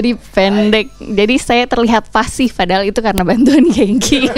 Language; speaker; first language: Indonesian; native; Indonesian